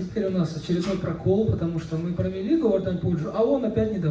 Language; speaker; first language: Russian; native; Russian